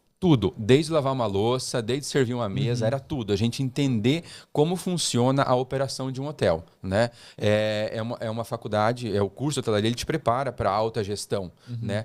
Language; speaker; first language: Portuguese; early bilingual, heritage; Portuguese